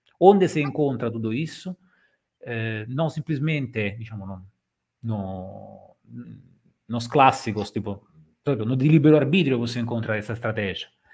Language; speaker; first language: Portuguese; non-native, fluent; Italian